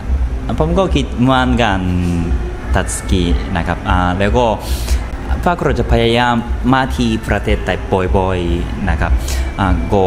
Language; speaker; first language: Thai; non-native, learner; Japanese